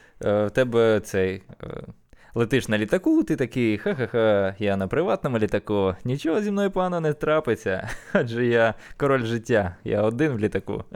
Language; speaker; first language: Ukrainian; native; Ukrainian